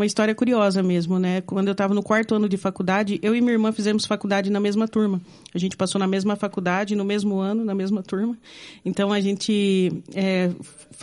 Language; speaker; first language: Portuguese; native; Portuguese